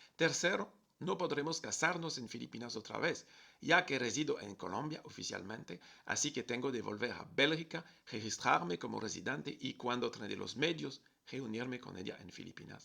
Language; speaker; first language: Spanish; non-native, fluent; French